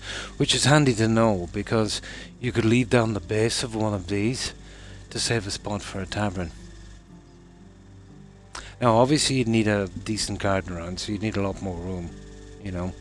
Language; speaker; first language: English; native; English